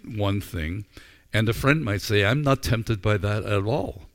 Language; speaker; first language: English; native; English